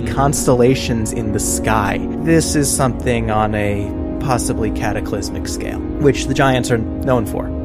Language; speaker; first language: English; native; English